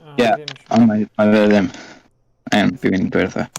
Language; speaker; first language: Welsh; non-native, local second language; English